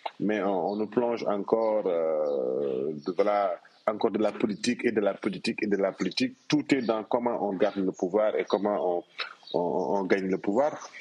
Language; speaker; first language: French; non-native, local second language; Wolof